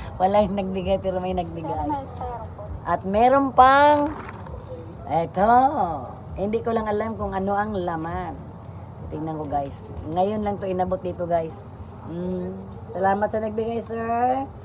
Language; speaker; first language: Filipino; non-native, local second language; Bikol